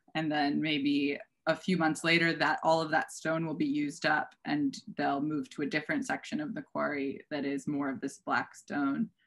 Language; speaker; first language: English; native; English